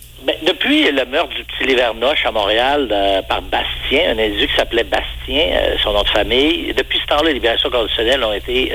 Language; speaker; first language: French; native; French